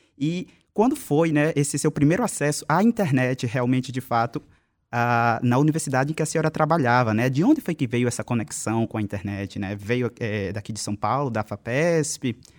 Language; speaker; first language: Portuguese; native; Portuguese